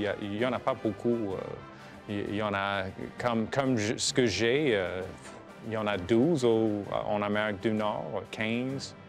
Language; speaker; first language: French; non-native, fluent; English